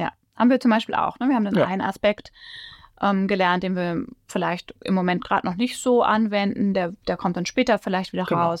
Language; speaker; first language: German; native; German